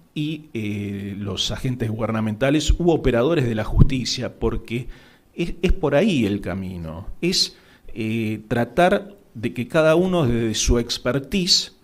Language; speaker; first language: Spanish; native; Spanish